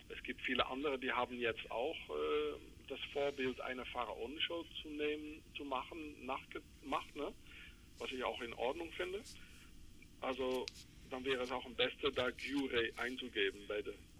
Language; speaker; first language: German; non-native, fluent; English